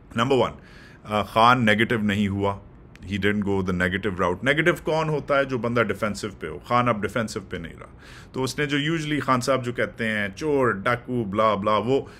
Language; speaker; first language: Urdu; native; Urdu